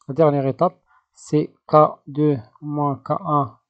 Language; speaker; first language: French; non-native, local second language; Arabic